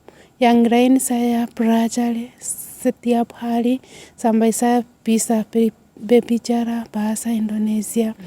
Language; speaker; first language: Indonesian; non-native, learner; Swahili